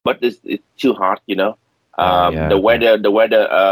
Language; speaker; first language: English; non-native, learner; Vietnamese